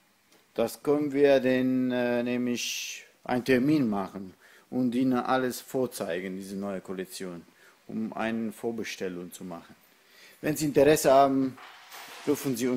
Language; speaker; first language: German; non-native, learner; Italian